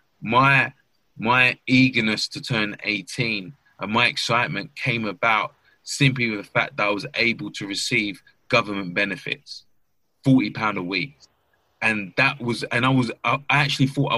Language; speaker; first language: English; native; English